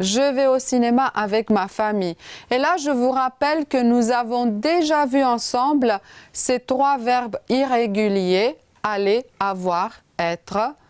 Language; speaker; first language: French; non-native, fluent; Romanian